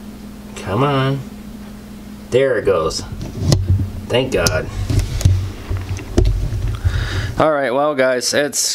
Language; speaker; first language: English; native; English